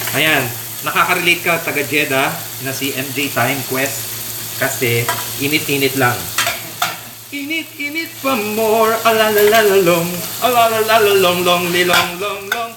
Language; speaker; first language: Filipino; non-native, local second language; Pampanga